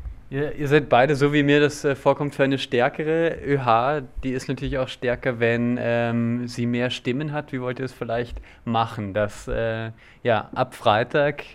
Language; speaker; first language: German; native; German